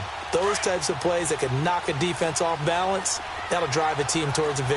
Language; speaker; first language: English; native; English